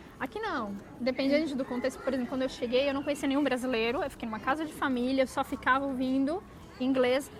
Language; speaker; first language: Portuguese; early bilingual, other home language; Spanish